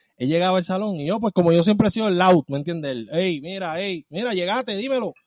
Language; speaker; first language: Spanish; native; Spanish